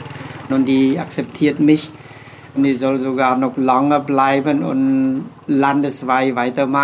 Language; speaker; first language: German; non-native, fluent; Khmer